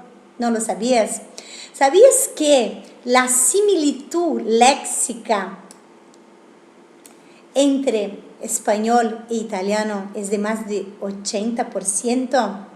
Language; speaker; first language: Spanish; non-native, fluent; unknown